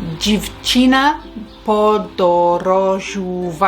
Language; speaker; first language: Ukrainian; non-native, learner; English